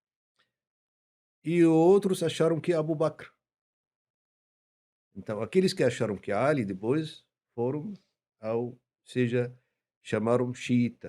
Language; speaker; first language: Portuguese; non-native, fluent; Arabic